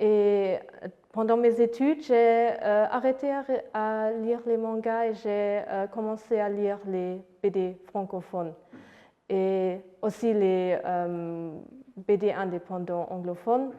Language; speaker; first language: French; non-native, fluent; Luxembourgish